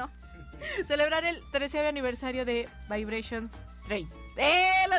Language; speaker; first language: Spanish; native; Spanish